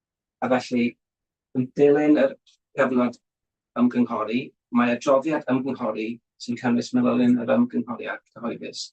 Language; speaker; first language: Welsh; native; Welsh